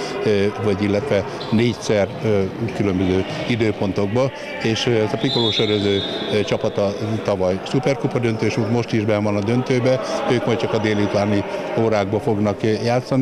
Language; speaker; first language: Hungarian; native; Hungarian